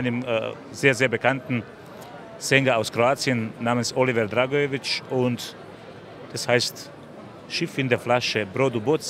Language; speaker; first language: German; non-native, fluent; Bosnian